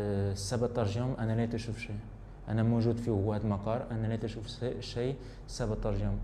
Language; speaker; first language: Arabic; non-native, learner; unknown